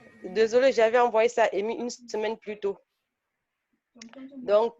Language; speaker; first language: French; native; French